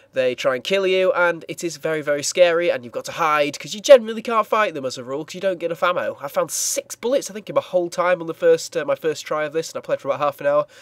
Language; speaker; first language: English; native; English